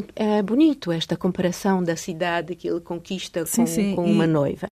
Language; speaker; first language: Portuguese; non-native, fluent; Polish